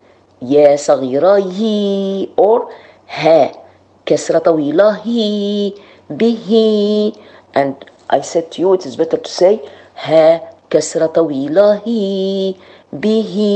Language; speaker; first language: English; non-native, fluent; Arabic